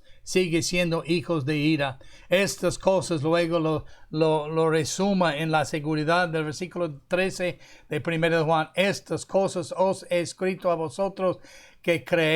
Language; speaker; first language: Spanish; non-native, fluent; English